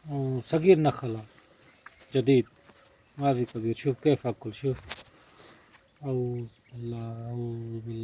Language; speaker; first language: Arabic; non-native, learner; Urdu